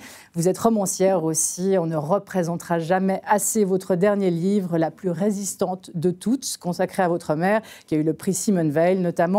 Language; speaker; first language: French; native; French